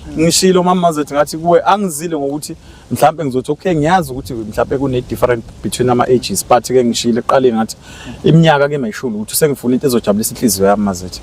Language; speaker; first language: Zulu; native; Zulu